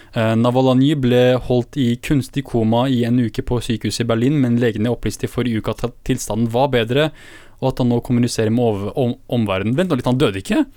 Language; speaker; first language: Norwegian; early bilingual, other home language; Kurdish